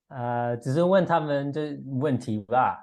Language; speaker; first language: Chinese; non-native, fluent; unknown